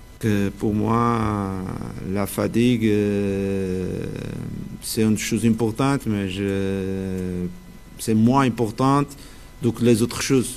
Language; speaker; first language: French; non-native, fluent; Portuguese